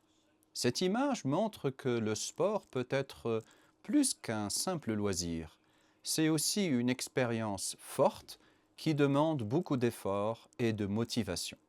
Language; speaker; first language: French; non-native, learner; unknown